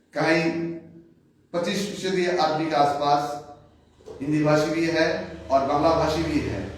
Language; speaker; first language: Hindi; non-native, local second language; Bangla